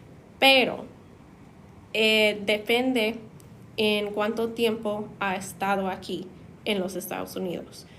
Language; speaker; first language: Spanish; non-native, fluent; English